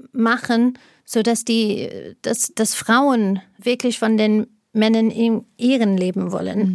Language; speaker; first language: German; non-native, fluent; English